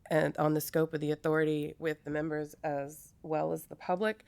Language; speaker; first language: English; native; English